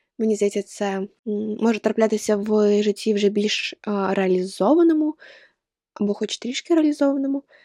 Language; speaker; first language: Ukrainian; non-native, local second language; Russian